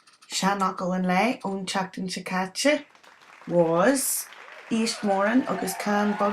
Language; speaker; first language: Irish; non-native, local second language; English